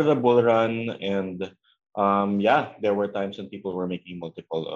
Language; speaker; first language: English; non-native, local second language; Filipino